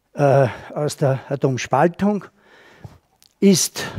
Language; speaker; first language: German; native; German